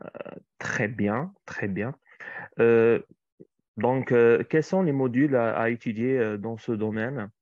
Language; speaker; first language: French; non-native, fluent; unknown